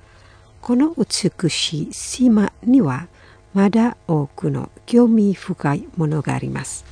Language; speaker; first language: Japanese; non-native, fluent; Indonesian